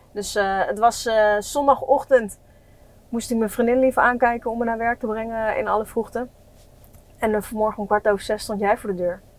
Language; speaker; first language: Dutch; native; Dutch